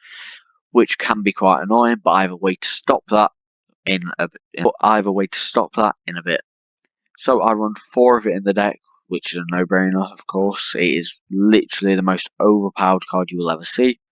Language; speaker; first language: English; native; English